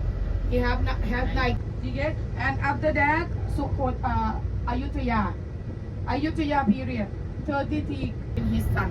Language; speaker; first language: English; non-native, learner; Thai